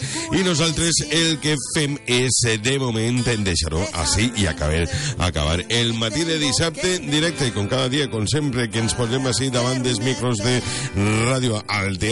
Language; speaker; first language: Catalan; native; Catalan